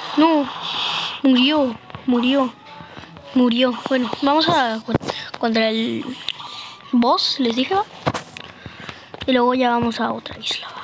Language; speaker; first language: Spanish; native; Spanish